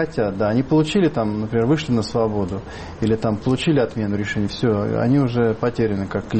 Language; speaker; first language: Russian; native; Russian